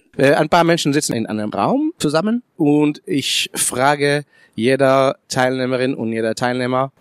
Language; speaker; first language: German; early bilingual, other home language; Hebrew